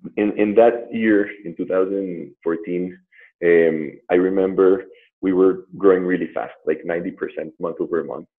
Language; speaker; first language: English; non-native, fluent; Spanish